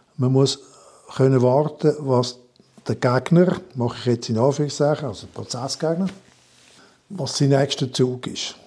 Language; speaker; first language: German; non-native, local second language; French